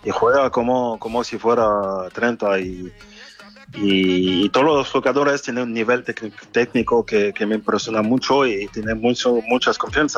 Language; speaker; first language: Spanish; non-native, learner; French